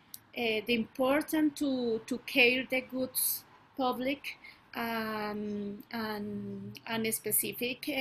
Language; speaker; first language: English; non-native, learner; Spanish